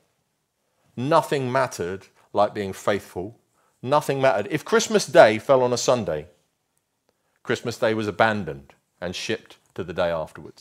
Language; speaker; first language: English; native; English